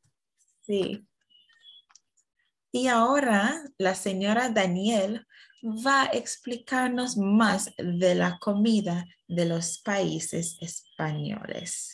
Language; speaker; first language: Spanish; non-native, fluent; English